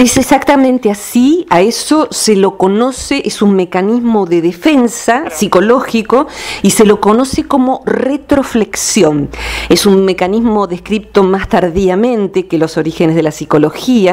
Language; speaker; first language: Spanish; native; Spanish